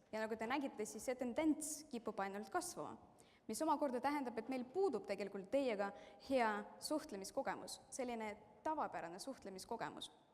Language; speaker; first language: Estonian; non-native, local second language; Russian